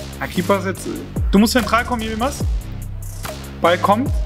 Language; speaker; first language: German; native; German